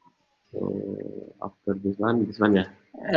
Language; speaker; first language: English; non-native, learner; Indonesian